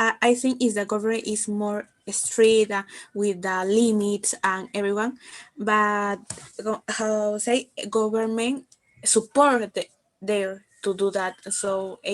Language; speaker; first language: English; non-native, learner; Spanish